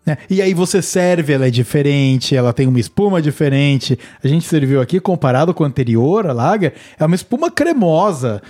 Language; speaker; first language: Portuguese; native; Portuguese